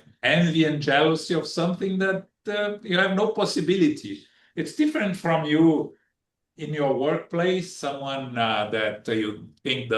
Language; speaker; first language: English; non-native, fluent; Portuguese